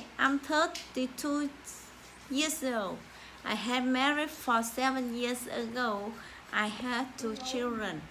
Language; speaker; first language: English; non-native, learner; Vietnamese